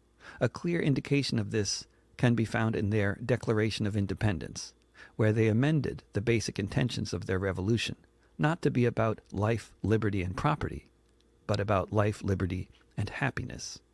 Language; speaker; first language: English; native; English